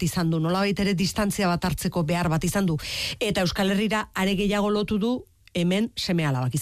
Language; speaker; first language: Basque; native; Basque